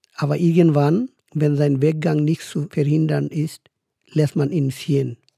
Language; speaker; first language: German; non-native, fluent; Bangla